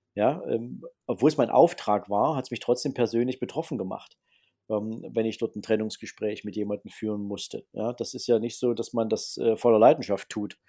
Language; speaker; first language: German; native; German